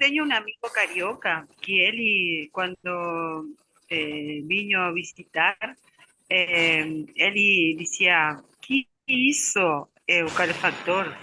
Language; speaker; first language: Portuguese; non-native, learner; Spanish